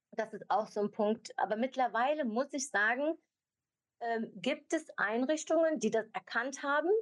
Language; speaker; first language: German; early bilingual, other home language; Albanian